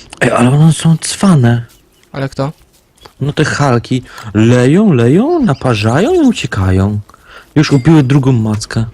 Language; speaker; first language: Polish; native; Polish